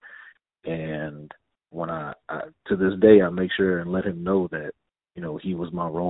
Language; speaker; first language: English; native; English